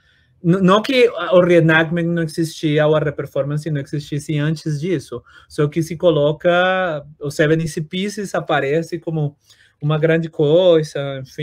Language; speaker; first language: Portuguese; non-native, fluent; Spanish